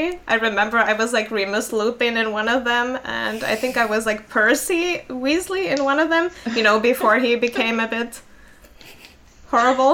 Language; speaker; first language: English; non-native, fluent; Finnish